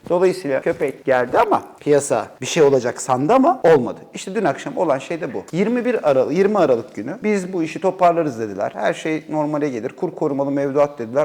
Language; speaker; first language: Turkish; native; Turkish